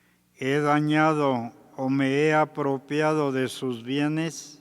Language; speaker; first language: Spanish; native; Spanish